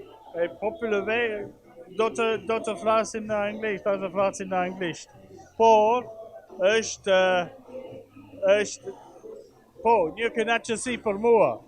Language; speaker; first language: Albanian; non-native, learner; English